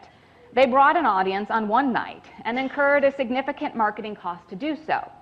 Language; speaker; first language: English; native; English